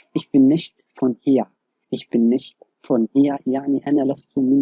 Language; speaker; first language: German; non-native, fluent; Arabic